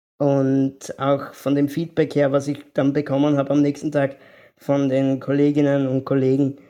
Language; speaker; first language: German; native; German